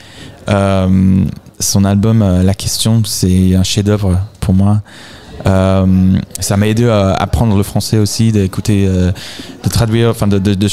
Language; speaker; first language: French; non-native, fluent; English